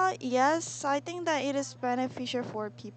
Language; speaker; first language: English; non-native, learner; Korean